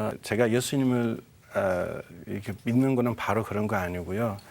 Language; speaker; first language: Korean; non-native, fluent; Persian